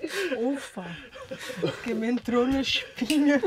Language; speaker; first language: Spanish; non-native, fluent; Portuguese